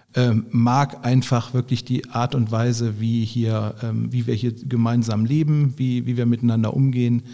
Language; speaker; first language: German; native; German